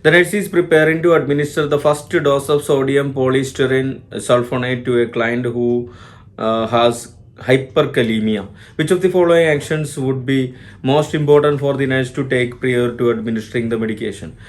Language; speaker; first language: English; non-native, local second language; Malayalam